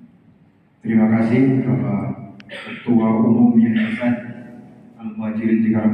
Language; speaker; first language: Indonesian; native; Indonesian